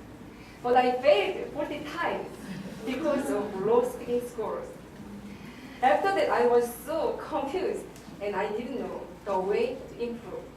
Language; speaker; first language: English; non-native, learner; Korean